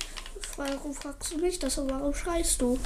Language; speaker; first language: German; native; German